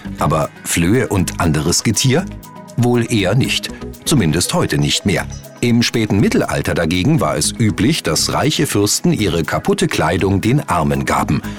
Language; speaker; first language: German; native; German